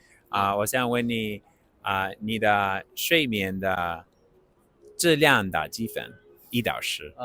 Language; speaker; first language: Chinese; non-native, learner; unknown